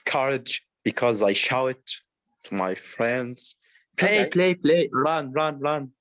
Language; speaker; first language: English; non-native, learner; Arabic